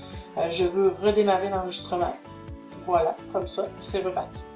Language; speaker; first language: French; native; French